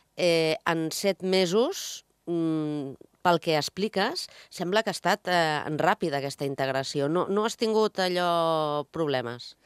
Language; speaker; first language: Catalan; native; Catalan